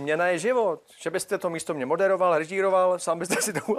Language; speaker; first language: Czech; native; Czech